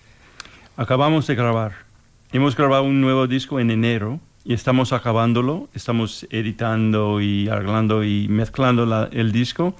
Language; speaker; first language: Spanish; non-native, fluent; English